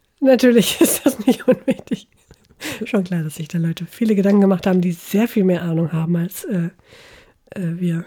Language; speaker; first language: German; native; German